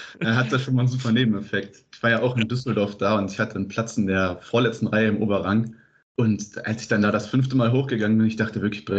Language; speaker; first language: German; native; German